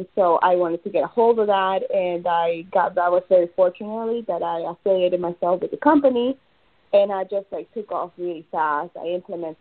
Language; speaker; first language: English; early bilingual, other home language; Spanish